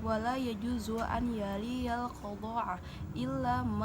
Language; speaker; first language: Arabic; non-native, learner; Indonesian